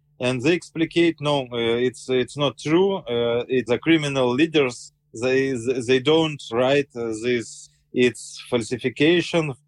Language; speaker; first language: English; non-native, learner; Russian